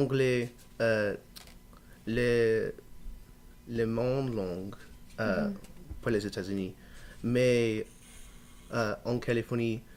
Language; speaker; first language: French; non-native, learner; English